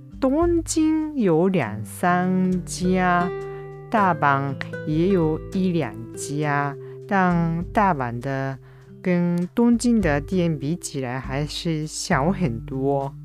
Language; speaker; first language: Chinese; non-native, fluent; Japanese